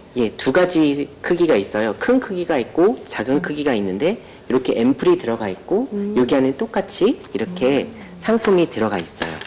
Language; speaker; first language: Korean; native; Korean